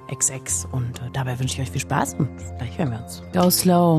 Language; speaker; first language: German; native; German